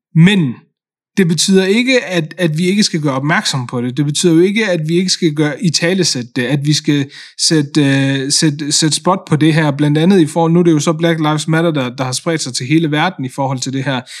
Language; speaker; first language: Danish; native; Danish